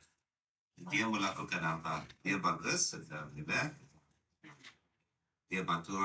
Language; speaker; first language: Indonesian; non-native, learner; English